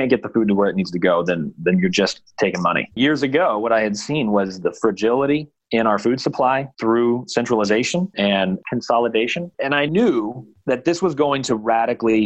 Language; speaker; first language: English; native; English